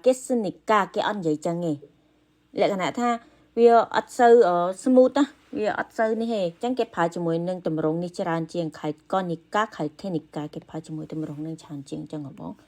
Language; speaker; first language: Korean; non-native, fluent; Khmer